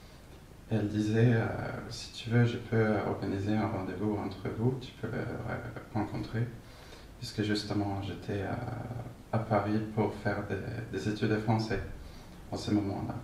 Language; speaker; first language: French; non-native, fluent; Swedish